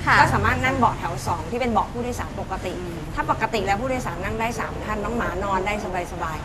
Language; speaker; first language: Thai; native; Thai